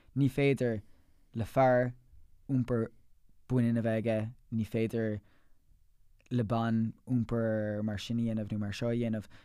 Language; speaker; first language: Irish; non-native, local second language; English